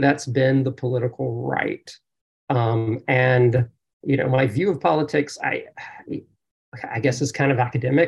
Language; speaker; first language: English; native; English